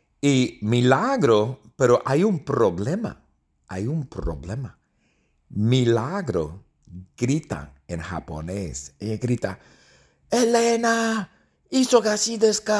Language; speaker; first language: Spanish; non-native, fluent; English